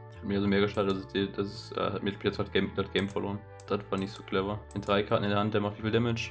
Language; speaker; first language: German; native; German